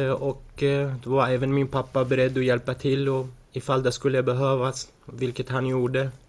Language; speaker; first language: Swedish; early bilingual, other home language; Arabic